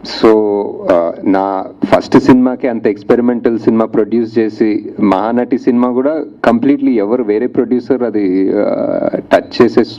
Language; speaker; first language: Telugu; native; Telugu